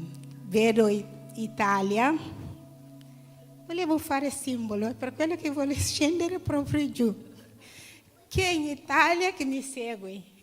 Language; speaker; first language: Italian; non-native, learner; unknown